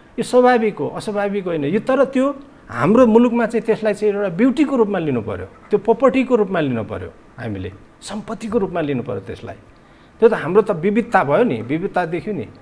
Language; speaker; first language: Nepali; non-native, local second language; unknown